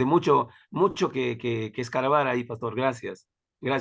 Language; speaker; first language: Spanish; native; Spanish